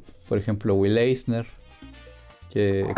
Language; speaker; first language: Spanish; native; Spanish